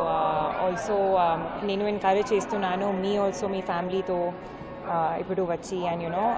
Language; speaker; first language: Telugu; non-native, learner; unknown